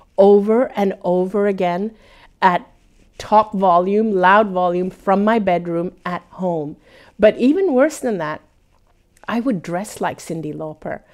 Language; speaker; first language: English; early bilingual, other home language; Hindi